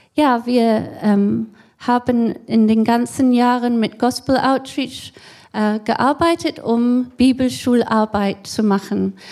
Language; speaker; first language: German; non-native, fluent; English